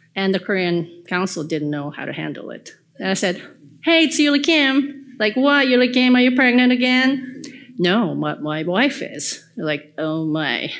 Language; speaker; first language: English; early bilingual, other home language; Korean